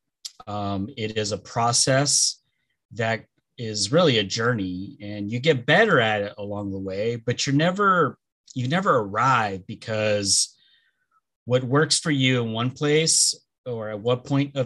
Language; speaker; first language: English; early bilingual, other home language; Spanish